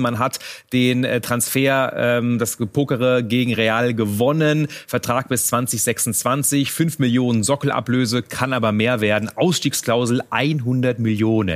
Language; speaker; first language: German; native; German